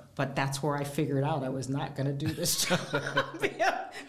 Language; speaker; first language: English; native; English